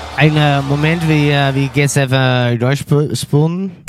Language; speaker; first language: German; non-native, learner; Dutch